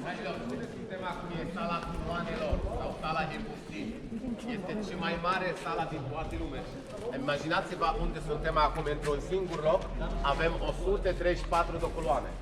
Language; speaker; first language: Romanian; non-native, learner; Arabic